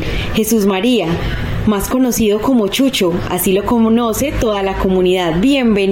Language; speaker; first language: Spanish; native; Spanish